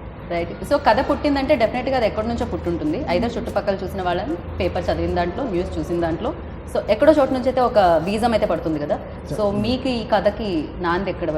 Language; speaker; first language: Telugu; native; Telugu